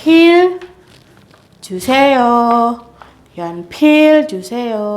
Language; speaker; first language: Korean; non-native, fluent; Indonesian